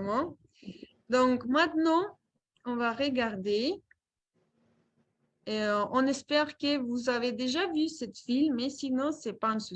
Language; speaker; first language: French; non-native, fluent; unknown